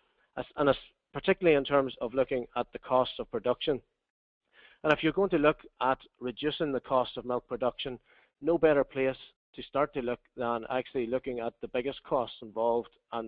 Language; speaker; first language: English; native; English